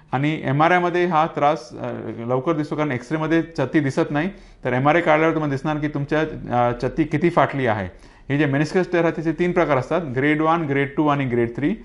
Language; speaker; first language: Marathi; non-native, local second language; Hindi